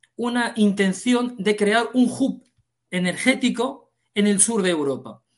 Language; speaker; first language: Spanish; early bilingual, heritage; Arabic